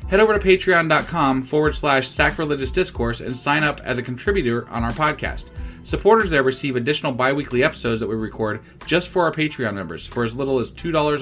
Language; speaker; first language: English; native; English